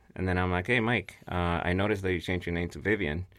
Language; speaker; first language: English; non-native, fluent; Spanish